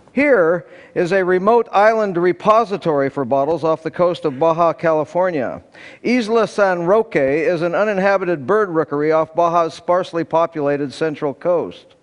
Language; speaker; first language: English; native; English